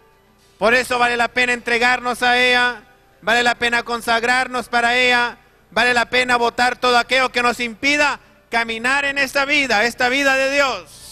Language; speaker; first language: Spanish; native; Spanish